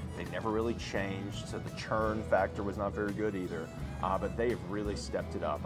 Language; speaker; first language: English; native; English